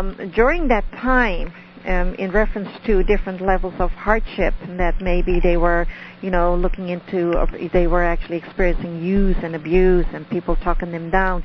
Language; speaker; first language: English; non-native, fluent; Dutch